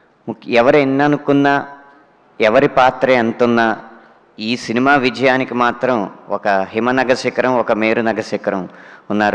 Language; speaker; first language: Telugu; native; Telugu